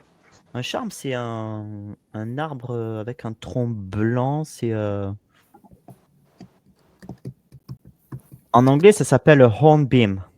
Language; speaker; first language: French; native; French